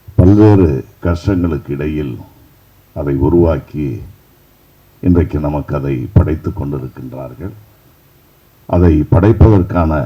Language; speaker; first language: Tamil; native; Tamil